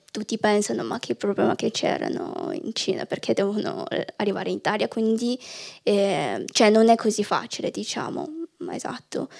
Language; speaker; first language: Italian; non-native, fluent; Chinese